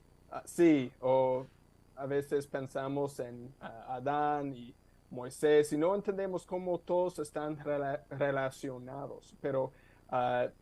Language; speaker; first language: Spanish; non-native, fluent; English